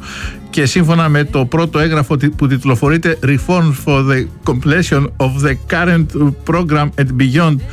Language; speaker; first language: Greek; native; Greek